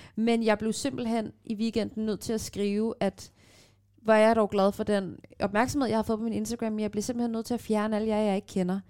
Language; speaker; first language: Danish; early bilingual, other home language; Persian